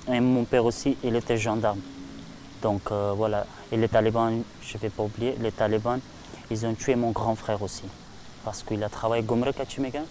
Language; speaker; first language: French; non-native, learner; Persian